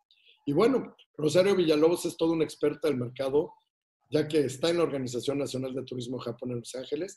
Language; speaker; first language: Spanish; native; Spanish